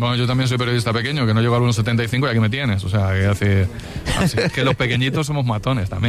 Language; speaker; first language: Spanish; native; Spanish